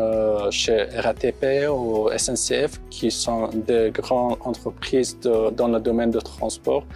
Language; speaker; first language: French; non-native, fluent; Persian